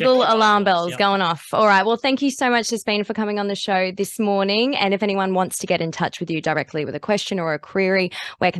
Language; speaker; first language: English; native; English